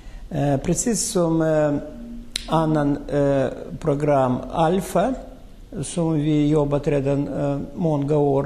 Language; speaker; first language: Swedish; non-native, fluent; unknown